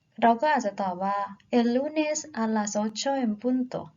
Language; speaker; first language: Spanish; non-native, fluent; Thai